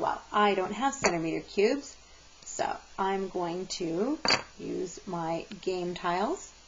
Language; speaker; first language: English; native; English